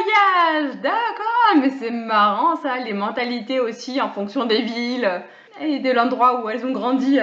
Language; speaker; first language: French; native; French